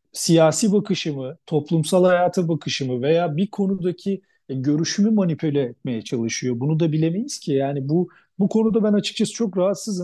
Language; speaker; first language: Turkish; native; Turkish